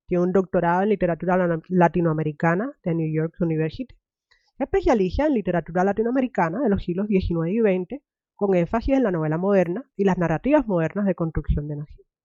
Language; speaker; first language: Spanish; native; Spanish